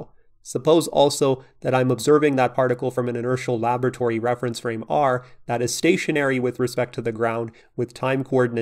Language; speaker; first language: English; native; English